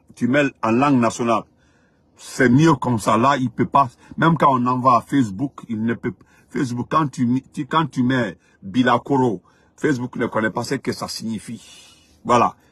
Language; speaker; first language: French; non-native, local second language; Fula